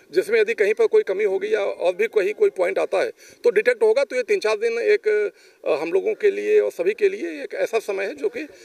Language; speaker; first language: Hindi; native; Hindi